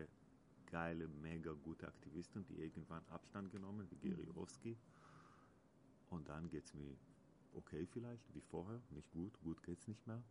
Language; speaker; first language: German; non-native, learner; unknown